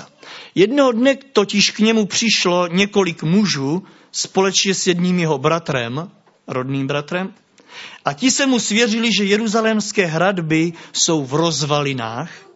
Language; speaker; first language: Czech; native; Czech